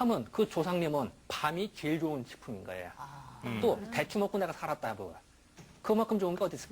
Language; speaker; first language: Korean; native; Korean